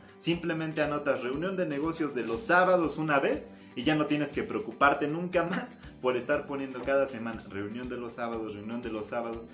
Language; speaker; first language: Spanish; native; Spanish